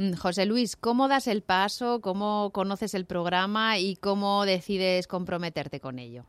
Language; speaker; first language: Spanish; native; Spanish